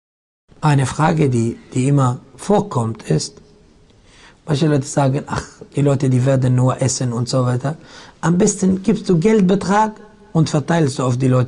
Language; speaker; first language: German; non-native, fluent; Arabic